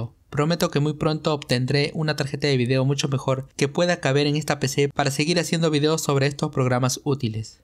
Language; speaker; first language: Spanish; native; Spanish